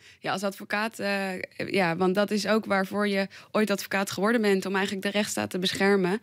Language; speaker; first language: Dutch; native; Dutch